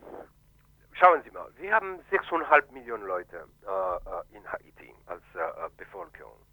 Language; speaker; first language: German; non-native, fluent; Haitian Creole